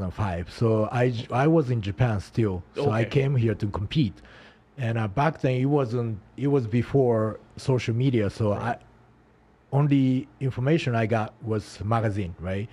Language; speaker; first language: English; non-native, learner; Japanese